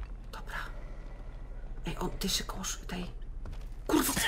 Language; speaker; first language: Polish; native; Polish